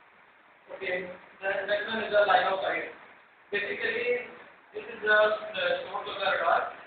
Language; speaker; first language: English; non-native, learner; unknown